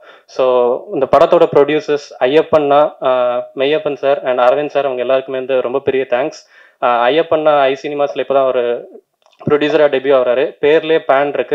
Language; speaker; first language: Tamil; native; Tamil